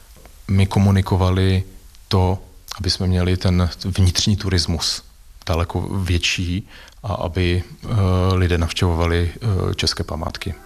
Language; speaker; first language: Czech; native; Czech